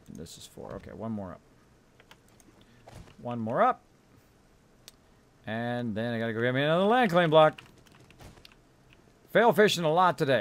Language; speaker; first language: English; native; English